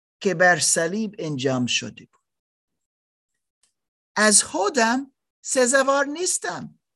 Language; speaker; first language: Persian; non-native, learner; German